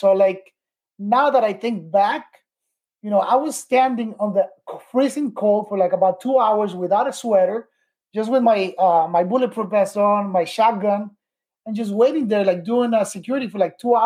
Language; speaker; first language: English; native; English